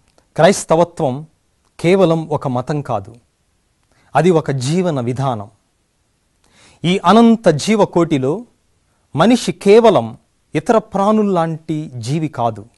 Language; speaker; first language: Telugu; native; Telugu